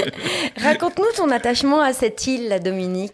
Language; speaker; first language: French; native; French